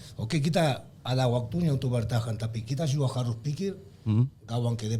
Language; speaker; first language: Indonesian; non-native, learner; Spanish